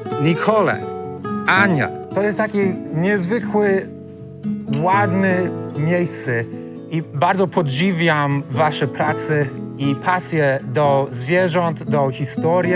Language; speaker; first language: Polish; non-native, learner; English